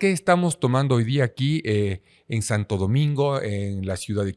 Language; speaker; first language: Spanish; native; Spanish